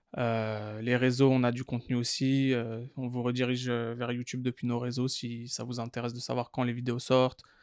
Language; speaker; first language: French; native; French